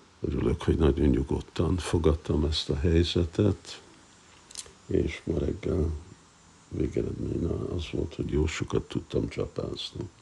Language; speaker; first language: Hungarian; non-native, fluent; English